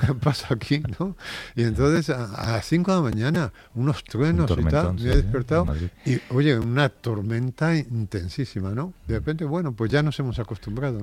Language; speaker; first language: Spanish; native; Spanish